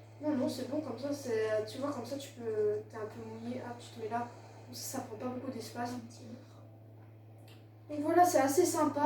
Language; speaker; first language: French; native; French